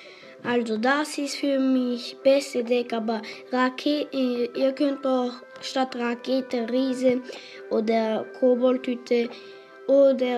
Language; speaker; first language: German; non-native, local second language; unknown